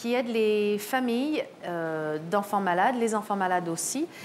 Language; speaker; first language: French; native; French